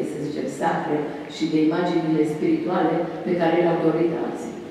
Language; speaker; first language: Romanian; early bilingual, other home language; Hebrew